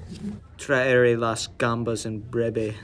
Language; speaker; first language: Spanish; non-native, learner; English